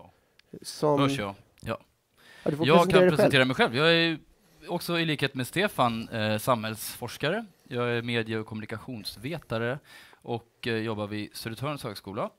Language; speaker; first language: Swedish; native; Swedish